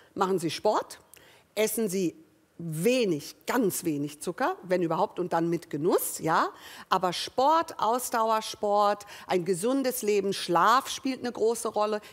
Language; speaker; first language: German; early bilingual, other home language; English